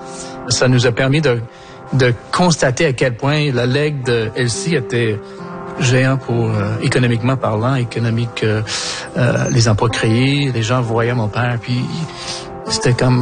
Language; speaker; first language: French; native; French